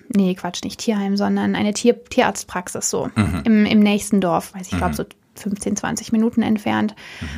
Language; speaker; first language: German; native; German